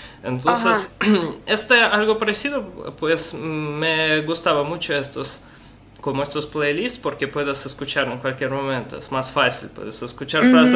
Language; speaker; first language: Spanish; non-native, learner; Russian